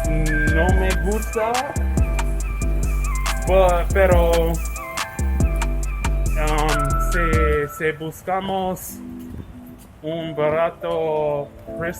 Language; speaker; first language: Spanish; non-native, learner; English